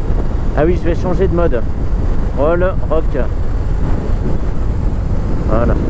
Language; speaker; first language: French; native; French